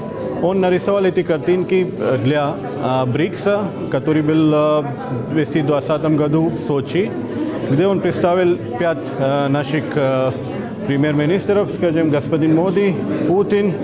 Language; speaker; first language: Russian; non-native, fluent; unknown